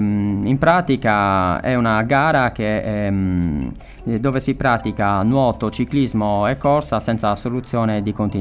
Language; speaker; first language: Italian; native; Italian